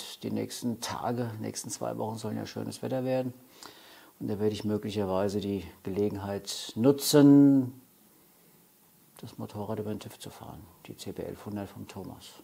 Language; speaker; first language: German; native; German